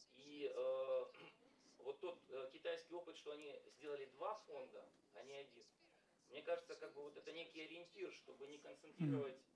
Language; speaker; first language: Russian; native; Russian